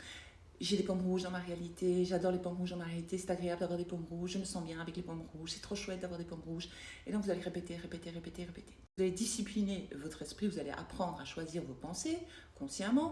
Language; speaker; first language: French; native; French